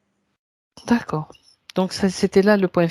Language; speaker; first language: French; native; French